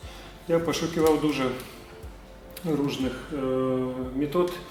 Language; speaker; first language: Polish; non-native, learner; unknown